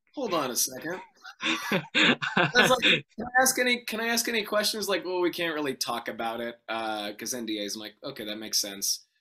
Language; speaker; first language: English; native; English